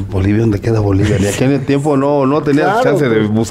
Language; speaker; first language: Spanish; native; Spanish